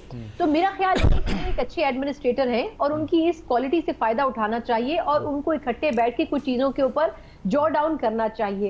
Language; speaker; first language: Urdu; native; Urdu